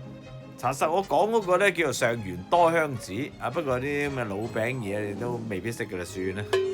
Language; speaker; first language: Cantonese; native; Cantonese